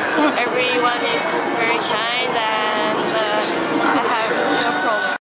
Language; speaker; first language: English; non-native, learner; French